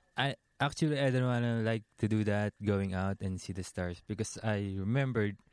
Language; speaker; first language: English; non-native, local second language; Filipino